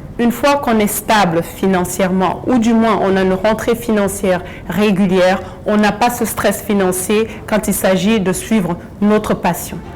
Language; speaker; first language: French; early bilingual, other home language; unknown